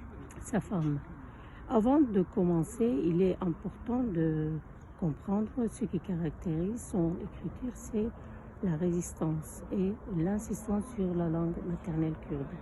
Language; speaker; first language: French; non-native, fluent; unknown